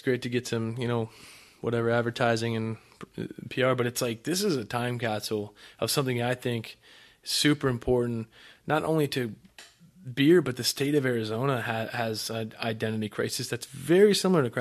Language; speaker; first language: English; native; English